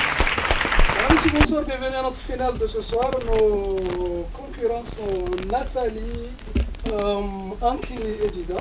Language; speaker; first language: French; non-native, local second language; Comorian